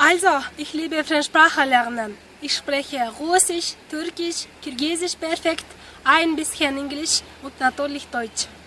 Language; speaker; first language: German; non-native, learner; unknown